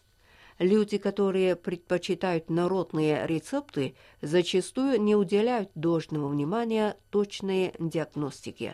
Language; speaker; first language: Russian; non-native, fluent; Chinese